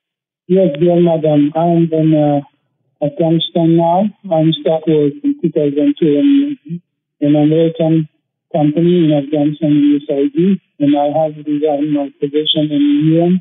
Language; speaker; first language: English; non-native, learner; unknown